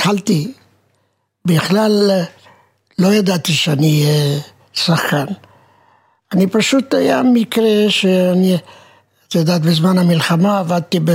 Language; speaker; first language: Hebrew; non-native, fluent; Romanian